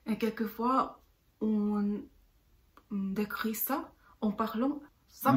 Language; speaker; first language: French; non-native, learner; Korean